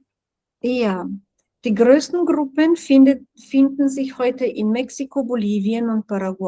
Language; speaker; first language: German; non-native, fluent; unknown